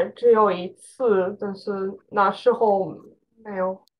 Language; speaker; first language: Chinese; non-native, learner; German